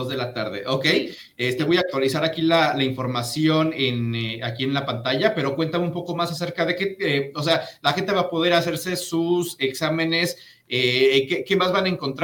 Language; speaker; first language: Spanish; native; Spanish